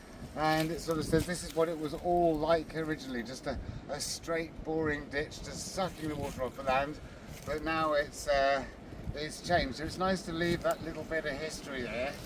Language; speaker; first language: English; native; English